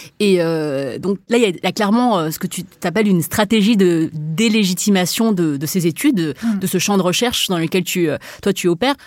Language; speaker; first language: French; native; French